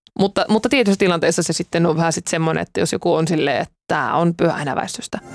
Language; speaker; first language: Finnish; native; Finnish